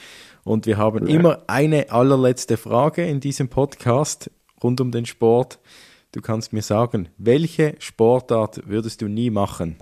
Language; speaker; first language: German; native; German